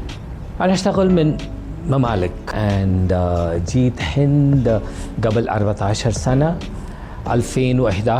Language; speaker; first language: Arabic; non-native, learner; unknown